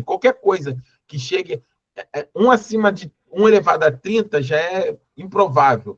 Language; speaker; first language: Portuguese; native; Portuguese